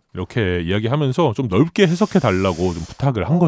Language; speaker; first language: Korean; native; Korean